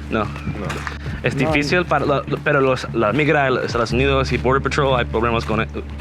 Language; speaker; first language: Spanish; non-native, learner; English